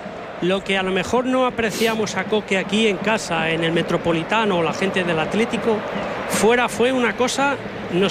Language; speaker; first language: Spanish; native; Spanish